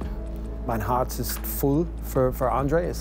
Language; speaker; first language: German; non-native, learner; English